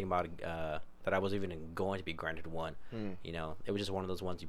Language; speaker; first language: English; native; English